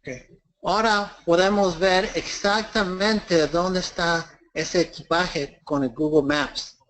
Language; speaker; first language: Spanish; early bilingual, heritage; English